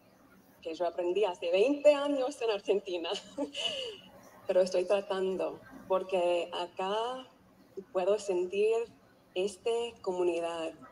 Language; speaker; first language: Spanish; non-native, learner; English